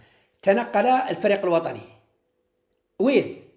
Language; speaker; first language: Arabic; native; Arabic